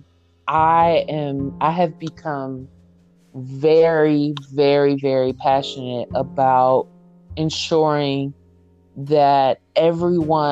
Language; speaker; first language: English; native; English